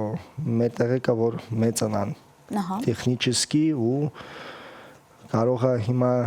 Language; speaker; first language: Armenian; early bilingual, heritage; Russian